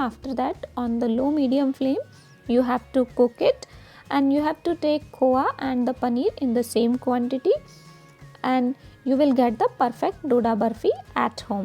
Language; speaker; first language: English; non-native, local second language; Hindi